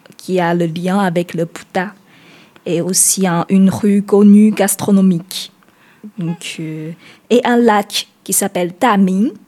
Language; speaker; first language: French; non-native, learner; Chinese